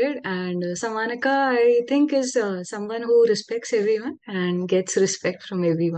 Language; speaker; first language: English; non-native, local second language; Hindi